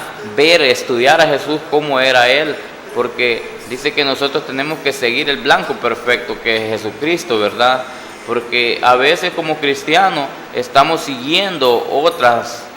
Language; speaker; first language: Spanish; native; Spanish